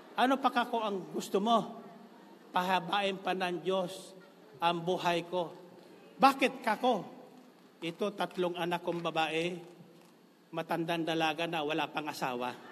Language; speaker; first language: Filipino; non-native, local second language; Bikol